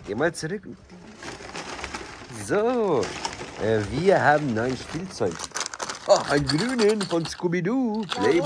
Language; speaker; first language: German; non-native, fluent; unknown